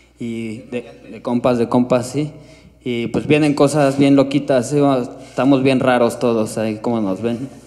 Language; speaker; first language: Spanish; native; Spanish